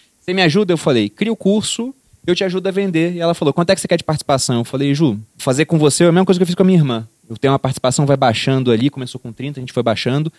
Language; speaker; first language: Portuguese; native; Portuguese